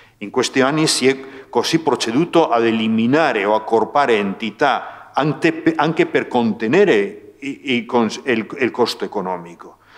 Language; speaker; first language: Italian; non-native, fluent; Spanish